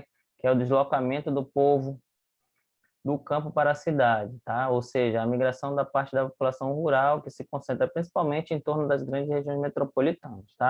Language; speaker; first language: Portuguese; native; Portuguese